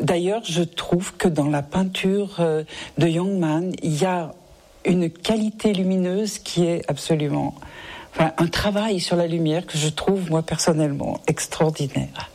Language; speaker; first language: French; native; French